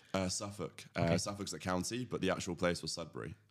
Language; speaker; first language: English; early bilingual, other home language; Latvian